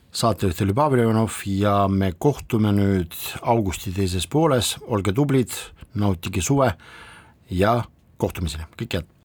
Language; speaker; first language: Estonian; non-native, local second language; Russian